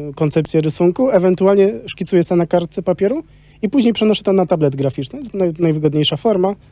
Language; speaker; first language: Polish; native; Polish